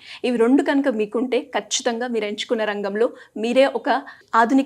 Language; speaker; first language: Telugu; native; Telugu